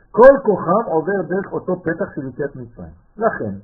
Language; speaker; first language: Hebrew; non-native, fluent; French